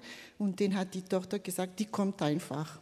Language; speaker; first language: German; non-native, fluent; Malagasy